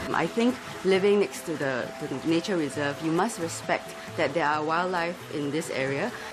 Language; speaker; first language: English; non-native, local second language; Chinese